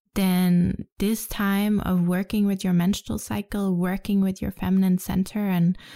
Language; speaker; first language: English; non-native, fluent; Danish